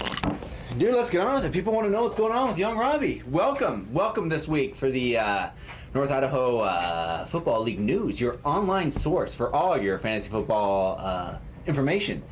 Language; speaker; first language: English; native; English